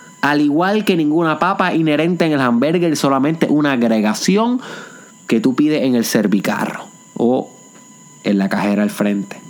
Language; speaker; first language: Spanish; native; Spanish